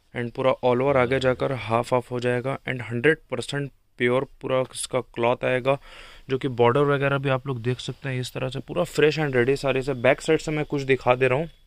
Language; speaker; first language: Hindi; native; Hindi